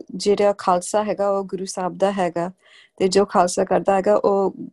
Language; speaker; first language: Punjabi; early bilingual, heritage; Punjabi